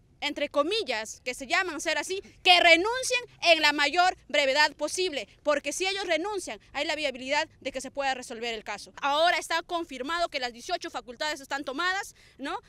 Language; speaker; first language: Spanish; native; Spanish